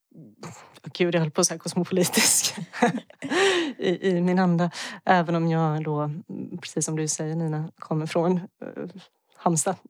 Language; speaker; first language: Swedish; early bilingual, other home language; Bosnian